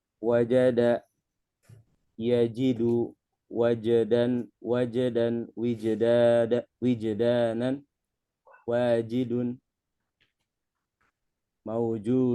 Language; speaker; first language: Arabic; non-native, learner; Indonesian